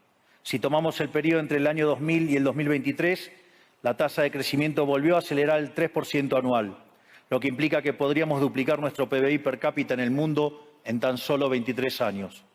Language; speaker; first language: Spanish; native; Spanish